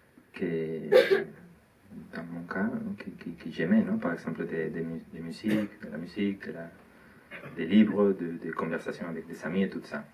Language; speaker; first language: French; non-native, learner; Spanish